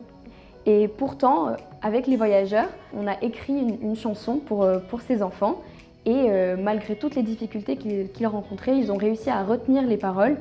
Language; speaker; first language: French; non-native, local second language; Arabic